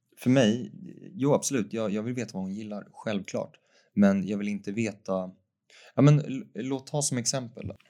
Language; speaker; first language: Swedish; native; Swedish